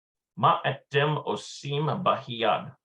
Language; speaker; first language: Hebrew; non-native, learner; English